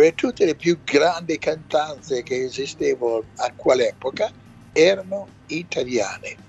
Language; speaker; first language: Italian; non-native, fluent; English